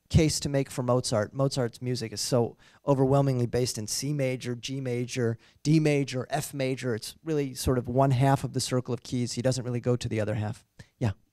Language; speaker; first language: English; native; English